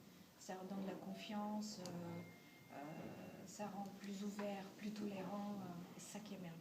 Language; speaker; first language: French; non-native, fluent; Bulgarian